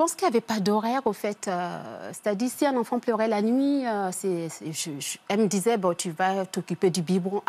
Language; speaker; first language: French; early bilingual, other home language; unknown